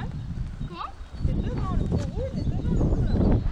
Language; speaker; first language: French; native; French